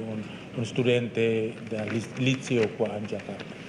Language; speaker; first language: Italian; non-native, learner; Indonesian